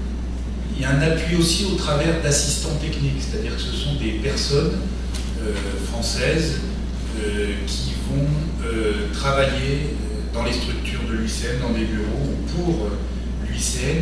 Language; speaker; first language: French; native; French